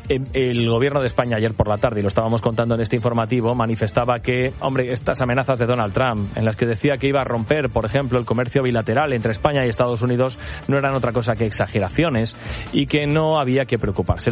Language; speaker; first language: Spanish; native; Spanish